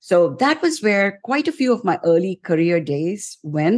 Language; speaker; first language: English; non-native, local second language; Tamil